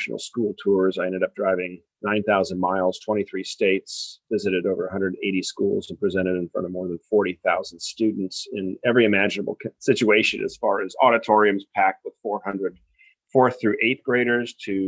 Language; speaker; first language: English; native; English